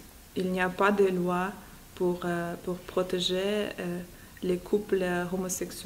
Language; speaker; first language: French; non-native, fluent; Russian